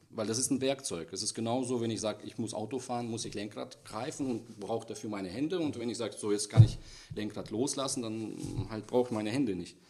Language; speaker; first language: German; non-native, fluent; Russian